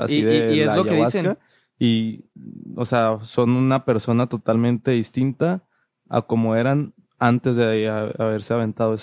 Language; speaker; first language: Spanish; native; Spanish